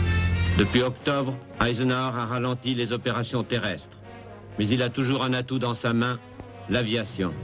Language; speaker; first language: French; native; French